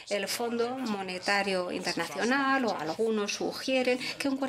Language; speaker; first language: Spanish; non-native, fluent; English